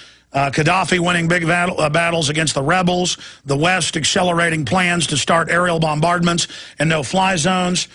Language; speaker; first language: English; native; English